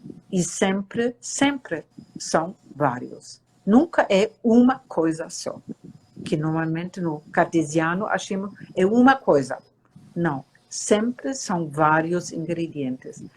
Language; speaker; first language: Portuguese; non-native, fluent; German